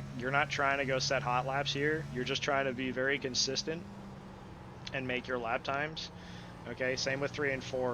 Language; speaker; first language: English; native; English